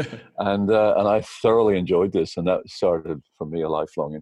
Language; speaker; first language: English; native; English